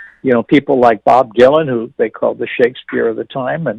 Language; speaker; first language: English; native; English